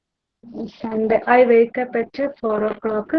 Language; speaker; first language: English; non-native, learner; Malayalam